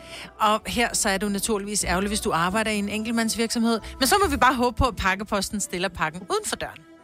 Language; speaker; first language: Danish; native; Danish